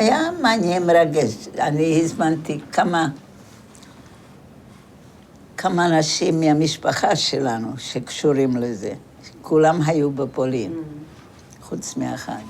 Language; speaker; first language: Hebrew; non-native, fluent; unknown